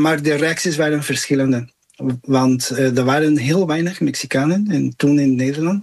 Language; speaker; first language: Dutch; non-native, fluent; Spanish